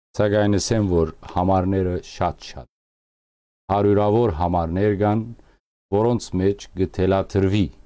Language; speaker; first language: Armenian; early bilingual, heritage; Armenian